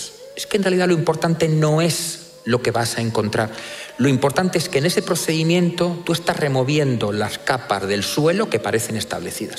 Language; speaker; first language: Spanish; native; Spanish